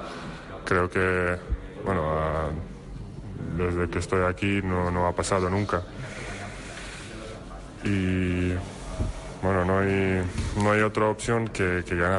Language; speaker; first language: Spanish; non-native, fluent; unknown